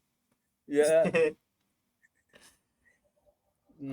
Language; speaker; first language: English; non-native, learner; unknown